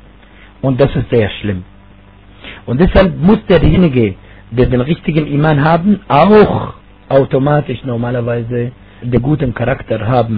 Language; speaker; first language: German; non-native, fluent; Arabic